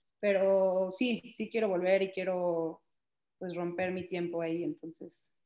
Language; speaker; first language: Spanish; early bilingual, heritage; Spanish